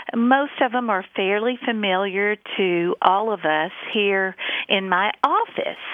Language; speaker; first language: English; native; English